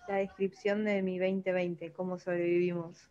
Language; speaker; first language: Spanish; native; Spanish